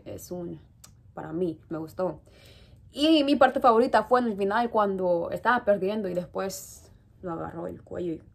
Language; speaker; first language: Spanish; early bilingual, heritage; Spanish